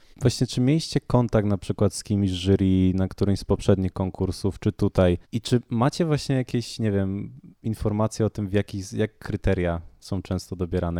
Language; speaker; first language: Polish; native; Polish